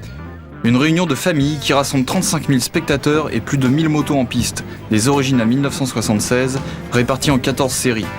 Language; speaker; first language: French; native; French